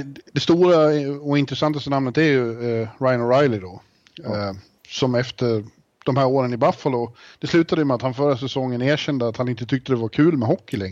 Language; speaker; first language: Swedish; native; Swedish